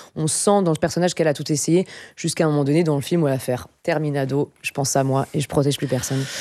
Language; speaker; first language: French; native; French